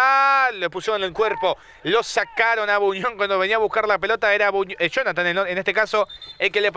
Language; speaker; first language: Spanish; native; Spanish